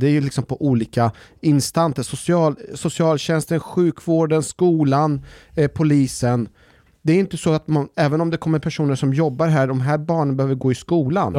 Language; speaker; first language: Swedish; native; Swedish